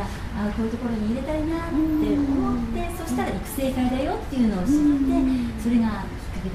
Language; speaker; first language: Japanese; native; Japanese